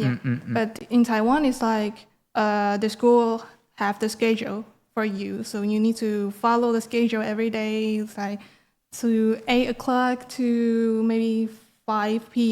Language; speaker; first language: English; non-native, learner; Chinese